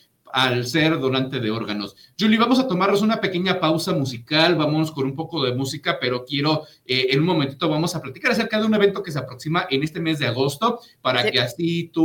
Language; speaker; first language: Spanish; native; Spanish